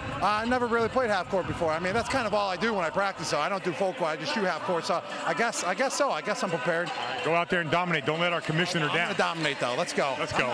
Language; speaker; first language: English; native; English